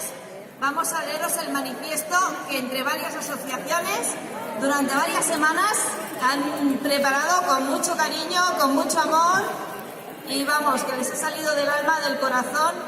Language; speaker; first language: Spanish; native; Spanish